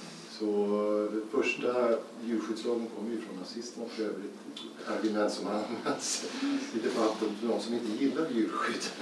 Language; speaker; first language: Swedish; native; Swedish